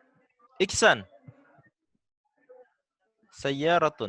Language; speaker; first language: Arabic; non-native, fluent; Indonesian